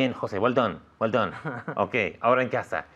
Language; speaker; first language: Spanish; non-native, fluent; English